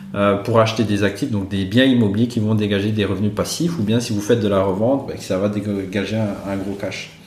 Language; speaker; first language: French; non-native, local second language; Malagasy